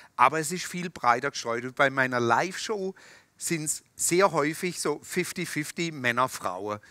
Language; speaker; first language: German; native; German